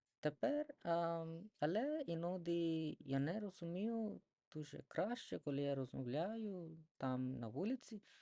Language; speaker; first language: Ukrainian; non-native, learner; Odia